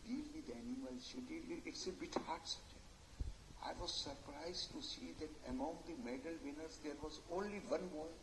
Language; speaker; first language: English; non-native, local second language; Hindi